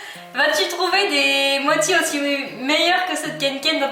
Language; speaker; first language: French; native; French